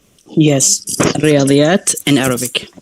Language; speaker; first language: English; non-native, learner; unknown